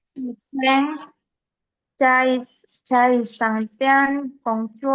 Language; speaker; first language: Chinese; non-native, learner; Indonesian